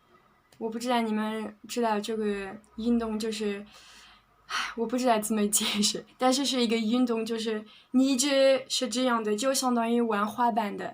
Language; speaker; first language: Chinese; non-native, fluent; French